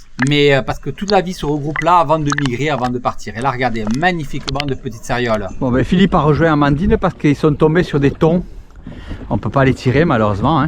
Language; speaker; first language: French; native; French